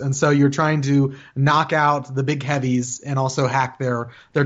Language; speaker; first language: English; native; English